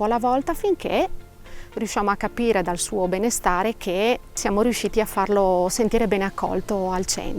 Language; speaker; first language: Italian; native; Italian